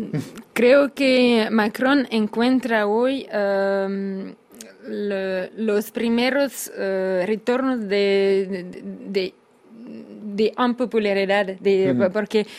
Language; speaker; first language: Spanish; non-native, fluent; Russian